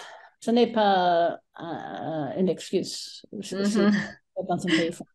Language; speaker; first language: French; non-native, fluent; English